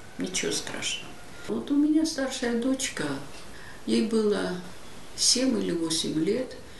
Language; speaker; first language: Russian; non-native, local second language; Georgian